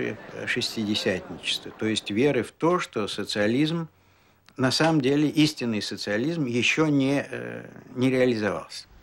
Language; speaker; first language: Russian; native; Russian